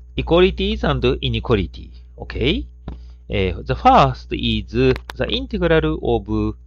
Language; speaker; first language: English; non-native, fluent; Japanese